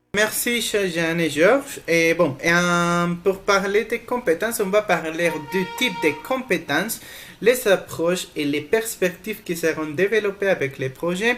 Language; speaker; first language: French; non-native, fluent; Spanish